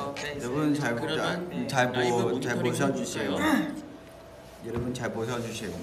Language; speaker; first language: Korean; non-native, fluent; Vietnamese